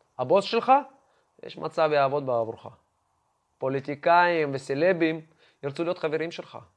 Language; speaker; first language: Hebrew; non-native, fluent; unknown